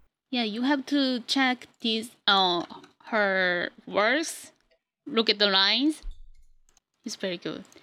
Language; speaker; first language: English; non-native, learner; Korean